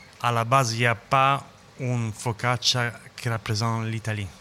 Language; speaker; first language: French; non-native, learner; Italian